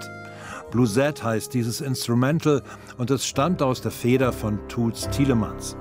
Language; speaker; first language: German; native; German